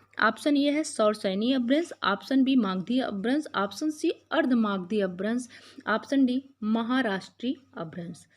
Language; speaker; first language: Hindi; native; Hindi